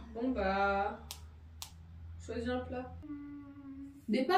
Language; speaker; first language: French; native; French